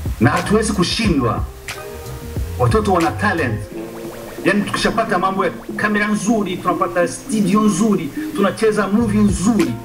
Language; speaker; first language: Swahili; non-native, local second language; Rundi